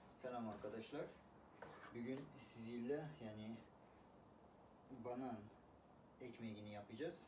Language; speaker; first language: Turkish; non-native, learner; Uzbek